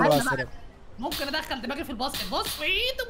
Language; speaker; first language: Arabic; native; Arabic